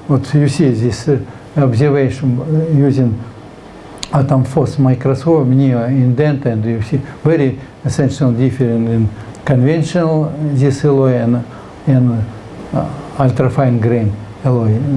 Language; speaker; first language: English; non-native, fluent; Russian